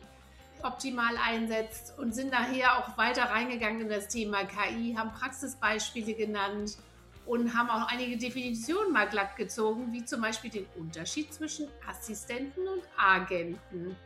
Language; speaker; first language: German; native; German